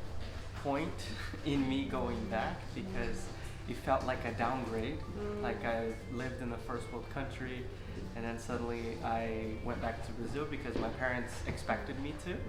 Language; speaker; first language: English; non-native, fluent; Portuguese